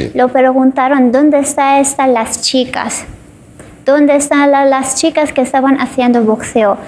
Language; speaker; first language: Spanish; non-native, fluent; Persian